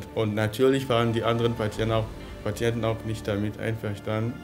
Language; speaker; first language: German; non-native, fluent; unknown